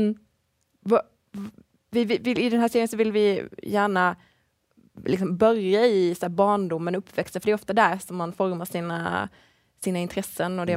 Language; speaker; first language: Swedish; native; Swedish